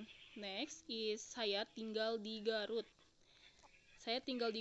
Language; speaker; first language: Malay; non-native, local second language; Sundanese